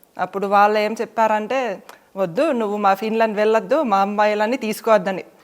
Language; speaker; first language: Telugu; non-native, fluent; Finnish